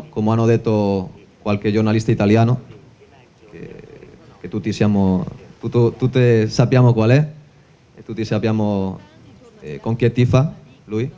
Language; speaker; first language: Italian; non-native, fluent; Spanish